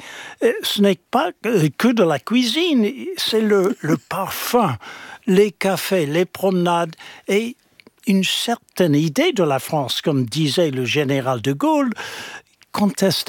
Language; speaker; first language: French; non-native, fluent; English